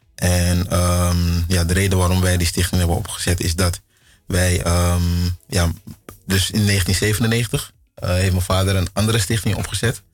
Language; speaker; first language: Dutch; early bilingual, other home language; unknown